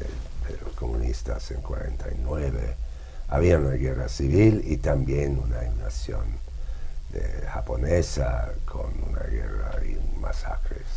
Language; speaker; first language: Spanish; non-native, fluent; English